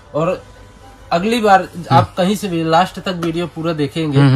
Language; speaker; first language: Hindi; native; Hindi